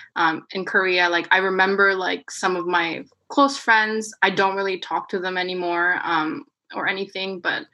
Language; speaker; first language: English; non-native, fluent; Korean